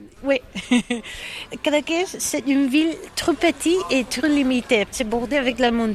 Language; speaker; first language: French; non-native, learner; Catalan